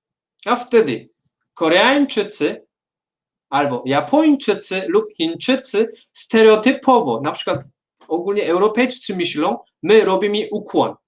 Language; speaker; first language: Polish; non-native, fluent; Korean